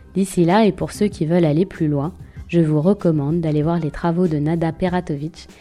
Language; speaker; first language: French; native; French